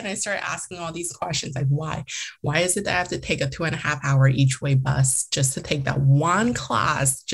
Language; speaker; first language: English; early bilingual, other home language; Chinese